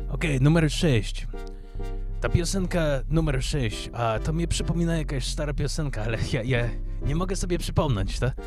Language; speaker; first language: Polish; early bilingual, heritage; English